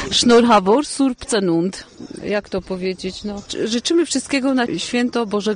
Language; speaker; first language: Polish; non-native, fluent; Armenian